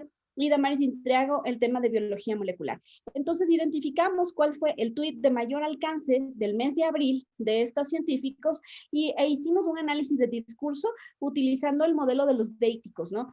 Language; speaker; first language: Spanish; native; Spanish